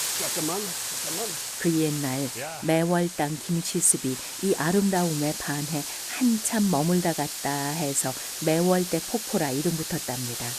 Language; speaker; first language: Korean; native; Korean